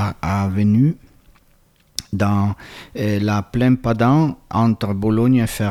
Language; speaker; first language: French; non-native, fluent; Italian